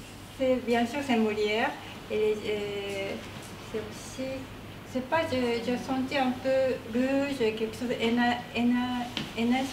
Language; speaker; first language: French; non-native, learner; Japanese